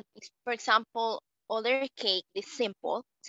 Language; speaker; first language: English; non-native, learner; Spanish